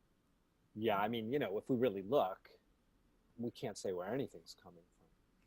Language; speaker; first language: English; native; English